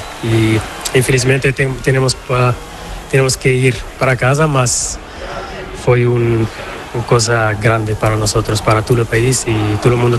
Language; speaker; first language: Spanish; non-native, learner; Portuguese